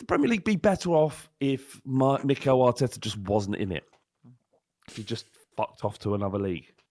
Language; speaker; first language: English; native; English